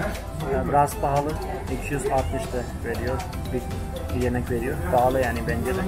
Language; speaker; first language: Turkish; non-native, fluent; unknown